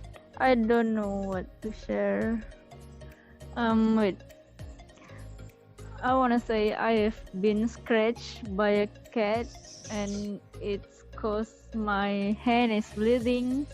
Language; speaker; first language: English; non-native, learner; Indonesian